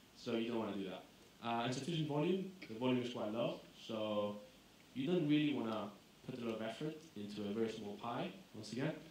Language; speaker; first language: English; non-native, fluent; Greek